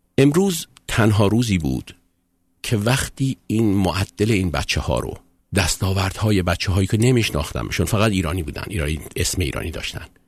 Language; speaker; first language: Persian; native; Persian